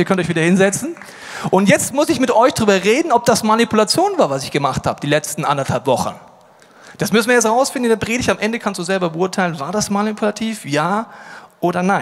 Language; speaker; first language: German; native; German